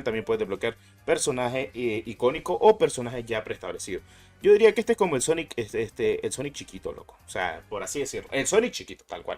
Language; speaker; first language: Spanish; native; Spanish